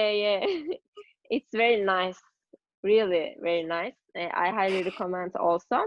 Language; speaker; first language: English; non-native, learner; Turkish